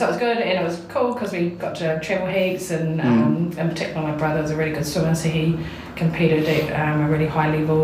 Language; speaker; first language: English; native; English